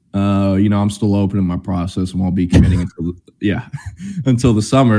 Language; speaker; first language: English; native; English